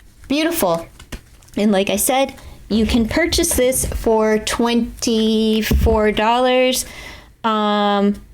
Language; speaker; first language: English; native; English